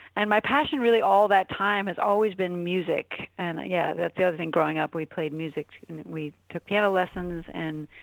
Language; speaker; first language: English; native; English